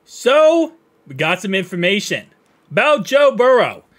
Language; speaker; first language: English; native; English